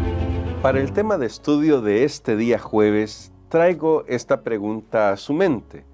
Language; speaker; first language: Spanish; native; Spanish